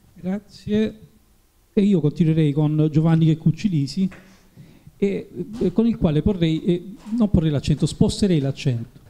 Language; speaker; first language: Italian; native; Italian